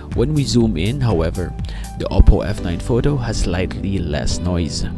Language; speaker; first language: English; non-native, local second language; Filipino